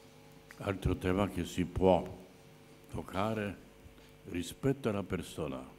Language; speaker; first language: Italian; non-native, fluent; Polish